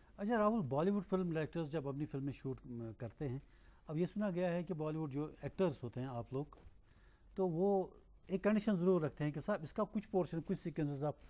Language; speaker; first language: Hindi; non-native, local second language; Kashmiri